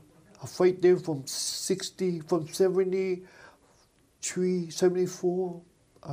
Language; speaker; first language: English; native; English